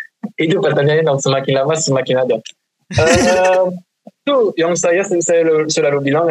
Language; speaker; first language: Indonesian; non-native, fluent; French